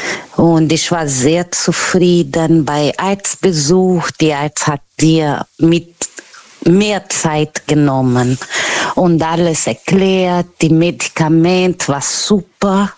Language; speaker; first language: German; non-native, learner; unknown